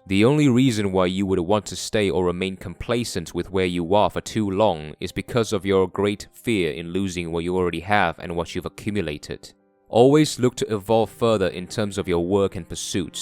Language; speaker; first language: English; non-native, fluent; Korean